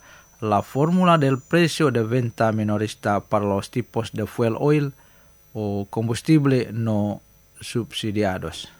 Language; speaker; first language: Spanish; non-native, fluent; Indonesian